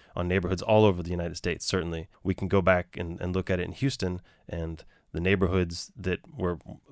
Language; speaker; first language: English; native; English